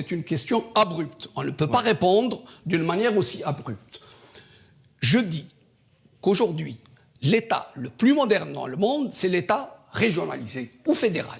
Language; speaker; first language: French; non-native, local second language; Kabyle